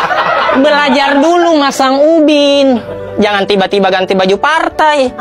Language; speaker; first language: Indonesian; native; Indonesian